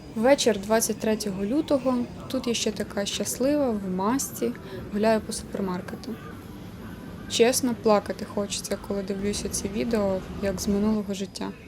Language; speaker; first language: Ukrainian; non-native, local second language; Russian